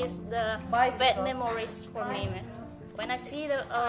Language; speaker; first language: English; non-native, fluent; Indonesian